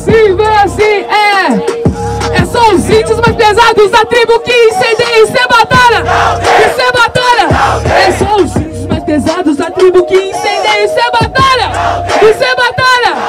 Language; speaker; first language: Portuguese; native; Portuguese